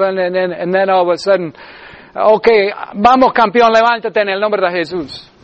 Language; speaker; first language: Spanish; non-native, fluent; English